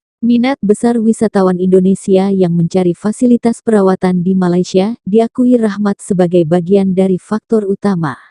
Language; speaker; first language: Indonesian; native; Indonesian